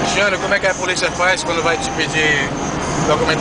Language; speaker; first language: Portuguese; native; Portuguese